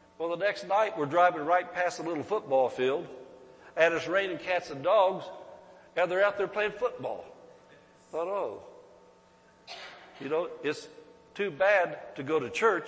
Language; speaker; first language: English; native; English